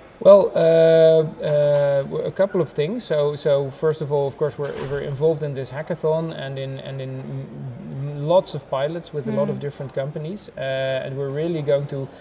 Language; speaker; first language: English; non-native, fluent; Dutch